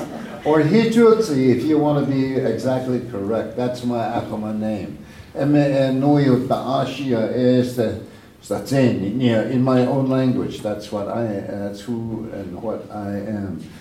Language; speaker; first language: English; early bilingual, other home language; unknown